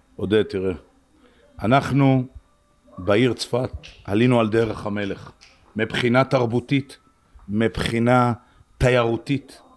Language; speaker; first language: Hebrew; native; Hebrew